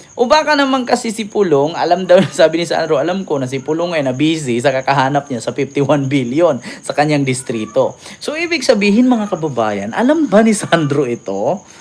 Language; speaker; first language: Filipino; native; Filipino